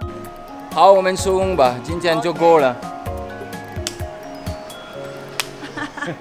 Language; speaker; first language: Chinese; non-native, fluent; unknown